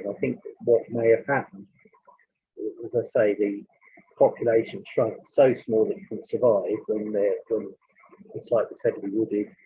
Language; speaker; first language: English; native; English